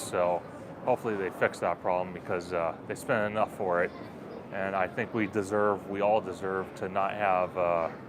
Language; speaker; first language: English; native; English